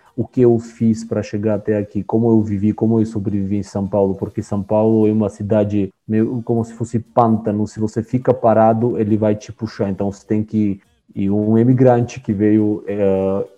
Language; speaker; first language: Portuguese; non-native, fluent; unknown